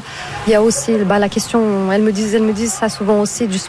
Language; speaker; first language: French; non-native, fluent; Portuguese